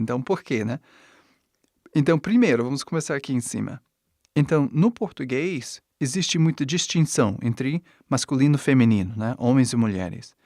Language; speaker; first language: Portuguese; non-native, fluent; English